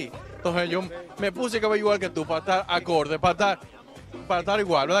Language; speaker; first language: Spanish; native; Spanish